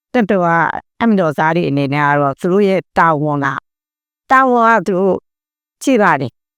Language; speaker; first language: Burmese; native; Burmese